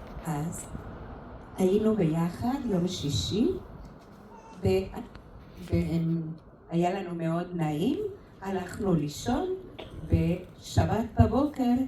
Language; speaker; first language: Hebrew; non-native, fluent; Spanish